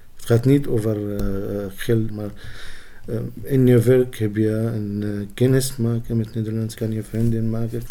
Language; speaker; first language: Dutch; non-native, learner; Arabic